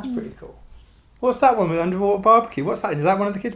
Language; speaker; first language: English; native; English